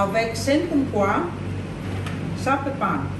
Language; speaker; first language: French; non-native, learner; Greek